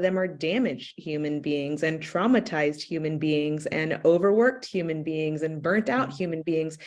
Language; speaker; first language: English; native; English